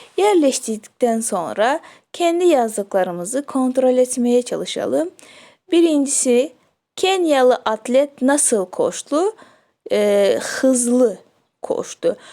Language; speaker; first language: Turkish; non-native, fluent; Kyrgyz